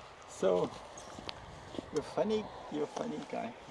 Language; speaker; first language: English; non-native, fluent; German